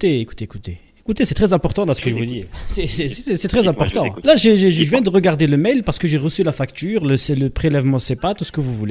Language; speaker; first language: French; native; French